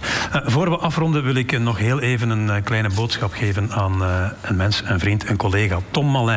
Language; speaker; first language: Dutch; native; Dutch